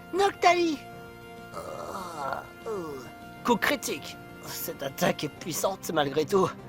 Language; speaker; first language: French; native; French